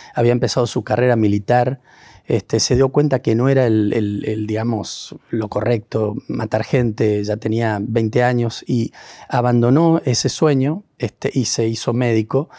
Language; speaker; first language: Spanish; native; Spanish